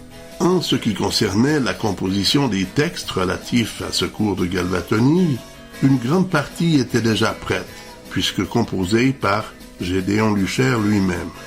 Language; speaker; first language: French; native; French